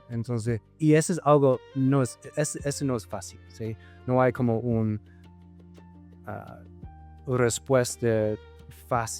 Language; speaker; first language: Spanish; non-native, fluent; English